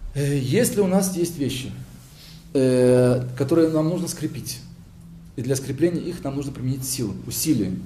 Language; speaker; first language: Russian; early bilingual, heritage; Hebrew